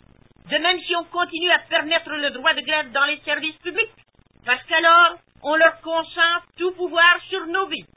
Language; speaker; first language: French; native; French